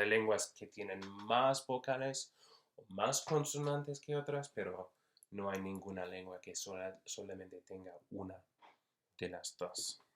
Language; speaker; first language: Spanish; non-native, fluent; English